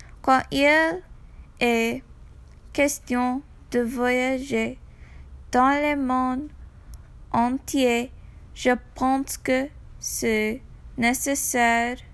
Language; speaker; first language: French; non-native, learner; English